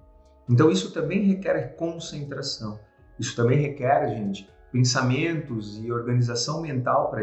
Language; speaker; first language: Portuguese; native; Portuguese